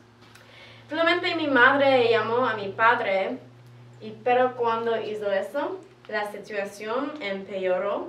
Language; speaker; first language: Spanish; non-native, learner; English